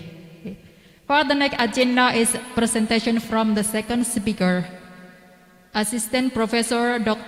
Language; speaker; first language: English; non-native, learner; Indonesian